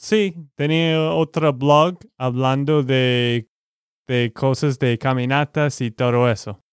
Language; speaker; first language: Spanish; non-native, learner; English